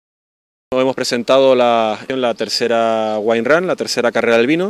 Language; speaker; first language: Spanish; native; Spanish